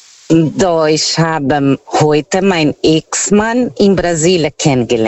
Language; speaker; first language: German; non-native, fluent; Portuguese